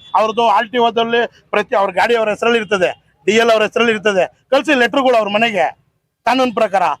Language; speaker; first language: Kannada; native; Kannada